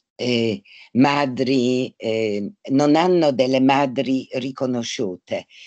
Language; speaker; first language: Italian; non-native, fluent; Polish